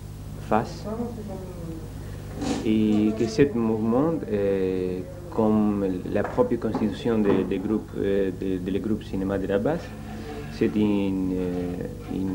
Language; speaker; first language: French; non-native, learner; Spanish